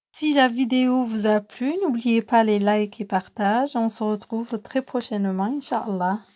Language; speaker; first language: French; non-native, local second language; Arabic